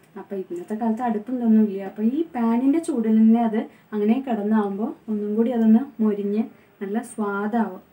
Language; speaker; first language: Malayalam; non-native, local second language; Konkani